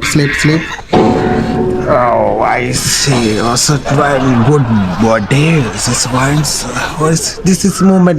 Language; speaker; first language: English; non-native, learner; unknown